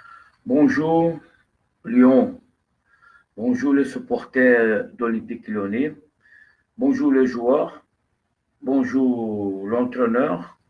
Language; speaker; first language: French; non-native, fluent; Portuguese